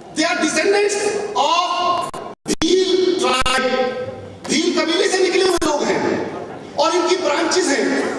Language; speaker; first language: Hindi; non-native, local second language; Punjabi